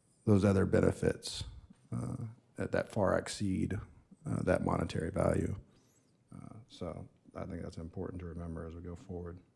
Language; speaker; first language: English; native; English